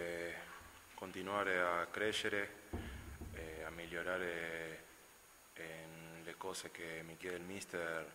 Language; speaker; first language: Italian; non-native, fluent; Spanish